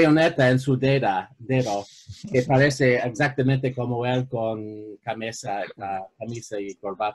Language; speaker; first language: Spanish; non-native, fluent; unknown